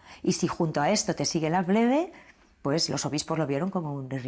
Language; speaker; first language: Spanish; native; Spanish